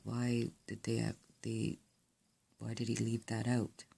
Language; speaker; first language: English; native; English